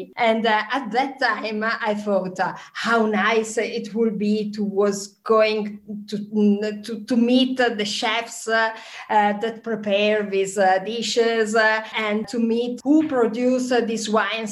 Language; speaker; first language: English; non-native, fluent; Italian